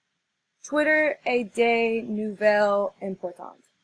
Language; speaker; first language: French; non-native, learner; English